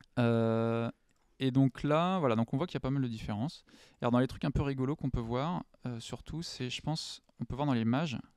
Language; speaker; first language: French; native; French